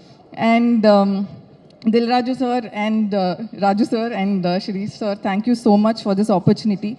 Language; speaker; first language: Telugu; non-native, fluent; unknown